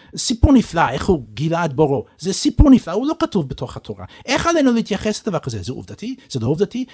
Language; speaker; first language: Hebrew; non-native, fluent; English